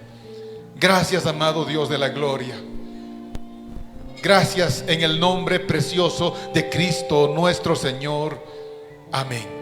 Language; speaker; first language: Spanish; native; Spanish